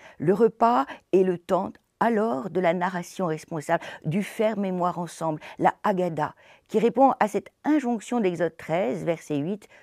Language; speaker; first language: French; native; French